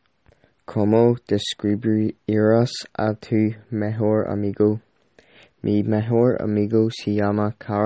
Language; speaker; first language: Spanish; non-native, learner; English